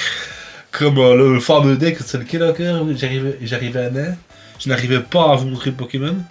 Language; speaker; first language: French; native; French